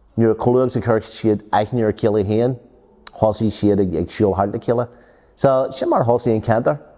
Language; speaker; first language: Irish; non-native, local second language; English